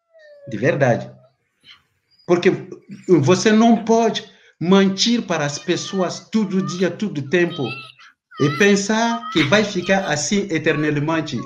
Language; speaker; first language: Portuguese; non-native, learner; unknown